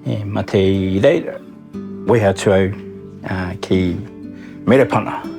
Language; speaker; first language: Māori; non-native, local second language; English